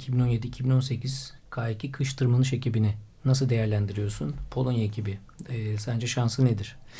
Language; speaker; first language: Turkish; native; Turkish